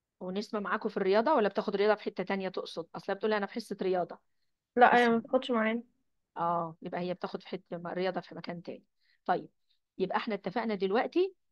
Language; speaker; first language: Arabic; native; Arabic